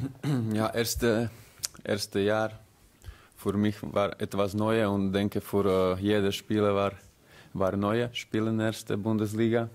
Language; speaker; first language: German; non-native, learner; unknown